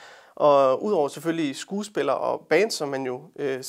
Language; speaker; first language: Danish; native; Danish